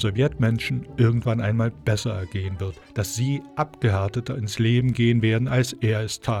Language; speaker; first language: German; native; German